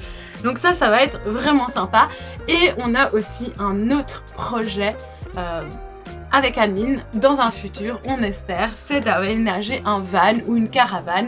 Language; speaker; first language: French; native; French